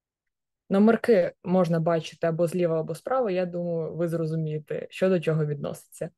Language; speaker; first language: Ukrainian; native; Ukrainian